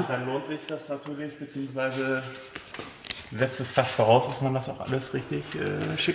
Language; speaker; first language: German; native; German